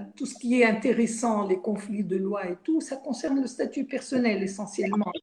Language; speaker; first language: French; non-native, local second language; Arabic